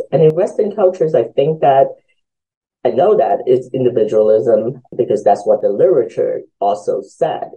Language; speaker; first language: English; early bilingual, other home language; Cantonese